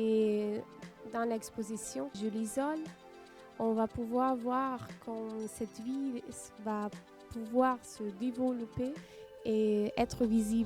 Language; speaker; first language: French; non-native, fluent; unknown